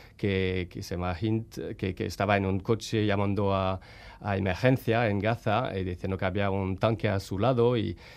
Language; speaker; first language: Spanish; non-native, fluent; French